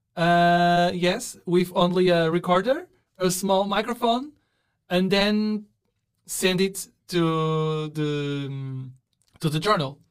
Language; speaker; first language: English; non-native, fluent; Portuguese